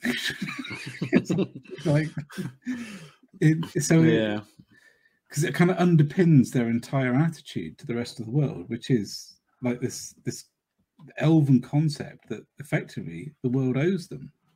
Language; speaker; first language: English; native; English